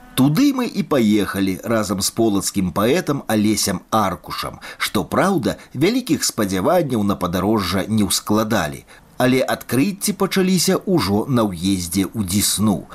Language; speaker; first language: Belarusian; native; Belarusian